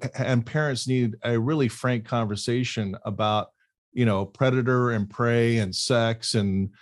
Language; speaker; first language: English; native; English